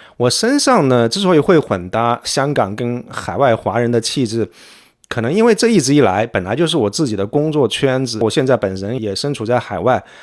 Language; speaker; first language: Chinese; native; Chinese